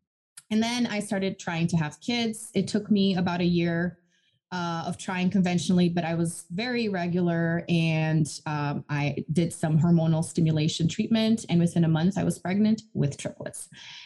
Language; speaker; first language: English; non-native, fluent; Portuguese